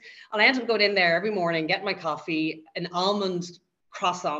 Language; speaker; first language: English; native; English